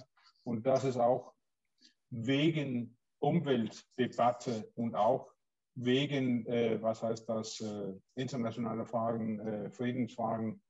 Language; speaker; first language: German; non-native, learner; Danish